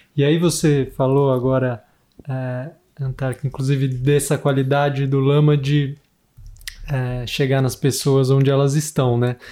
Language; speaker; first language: Portuguese; native; Portuguese